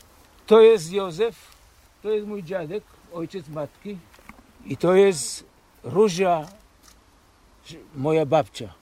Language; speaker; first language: Polish; early bilingual, heritage; Polish